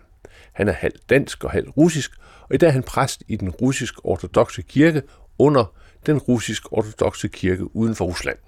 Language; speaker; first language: Danish; native; Danish